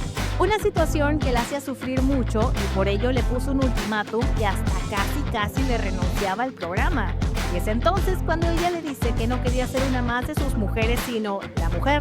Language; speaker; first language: Spanish; native; Spanish